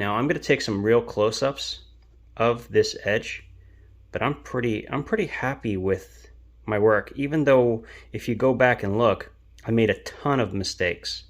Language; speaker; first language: English; native; English